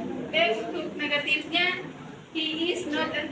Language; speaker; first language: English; non-native, learner; Indonesian